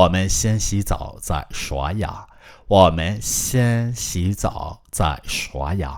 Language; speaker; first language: Chinese; non-native, fluent; Burmese